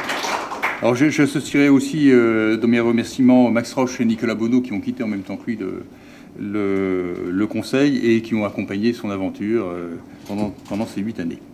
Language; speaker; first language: French; native; French